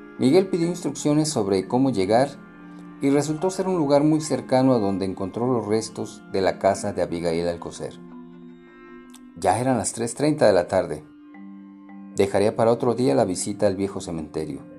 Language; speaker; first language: Spanish; native; Spanish